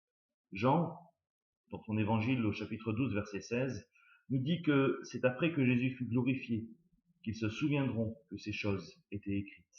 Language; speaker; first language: French; native; French